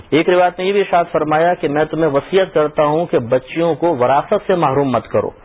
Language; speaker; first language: Urdu; native; Urdu